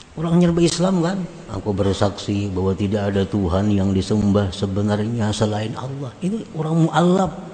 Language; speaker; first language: Indonesian; non-native, local second language; Banjar